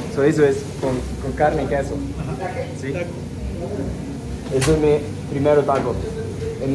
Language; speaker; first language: Spanish; non-native, learner; Italian